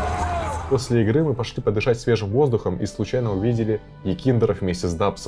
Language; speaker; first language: Russian; native; Russian